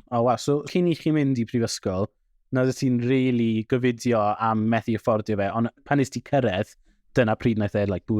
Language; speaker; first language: Welsh; native; Welsh